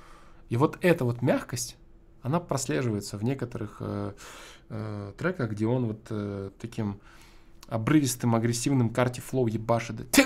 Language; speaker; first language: Russian; native; Russian